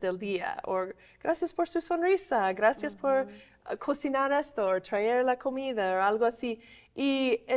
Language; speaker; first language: Spanish; non-native, fluent; English